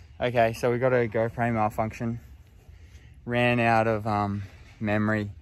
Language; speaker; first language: English; native; English